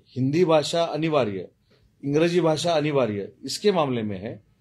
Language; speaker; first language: Hindi; non-native, local second language; Marathi